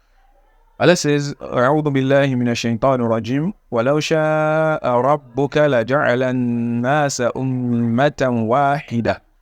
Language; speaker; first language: Arabic; non-native, fluent; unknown